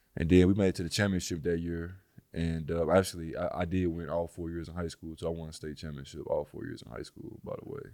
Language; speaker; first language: English; native; English